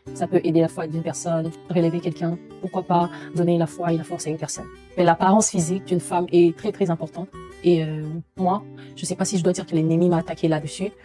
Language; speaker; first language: French; non-native, local second language; Lingala